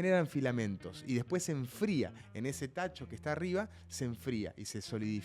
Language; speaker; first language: Spanish; native; Spanish